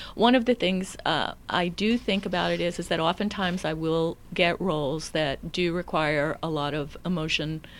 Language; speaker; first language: English; native; English